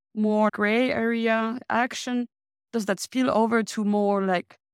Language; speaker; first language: English; non-native, fluent; French